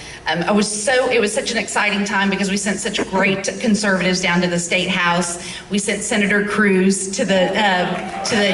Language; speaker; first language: English; native; English